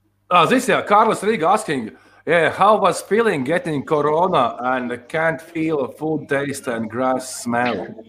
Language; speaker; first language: English; non-native, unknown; Latvian